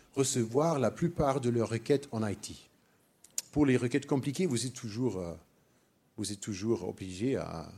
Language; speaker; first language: French; non-native, fluent; German